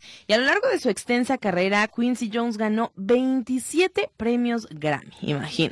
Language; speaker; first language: Spanish; native; Spanish